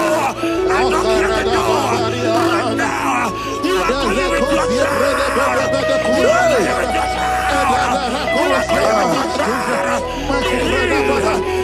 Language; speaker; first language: English; non-native, local second language; Igbo